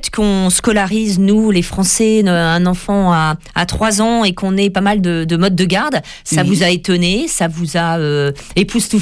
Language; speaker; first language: French; native; French